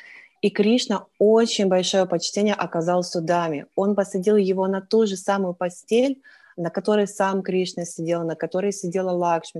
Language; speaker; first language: Russian; native; Russian